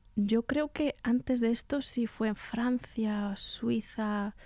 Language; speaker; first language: Spanish; native; Spanish